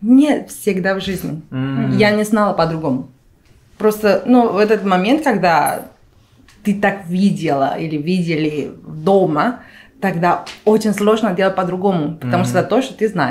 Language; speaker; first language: Russian; non-native, fluent; Spanish